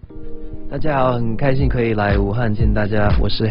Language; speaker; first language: Chinese; early bilingual, heritage; English